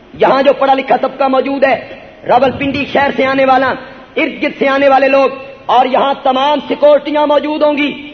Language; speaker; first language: Urdu; non-native, local second language; Punjabi